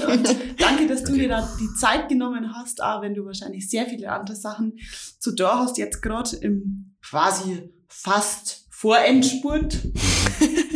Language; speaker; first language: German; native; German